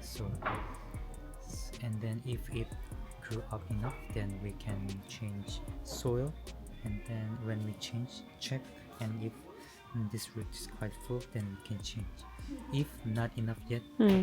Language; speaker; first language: English; non-native, learner; Korean